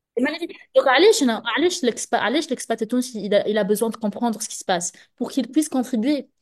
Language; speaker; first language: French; non-native, local second language; Arabic